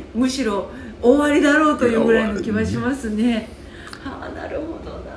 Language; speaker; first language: Japanese; native; Japanese